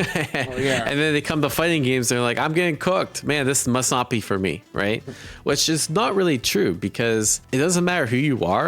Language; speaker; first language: English; native; English